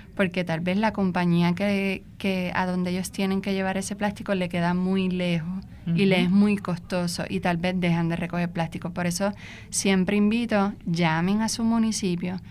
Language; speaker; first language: Spanish; native; Spanish